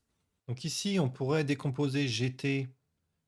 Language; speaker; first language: French; native; French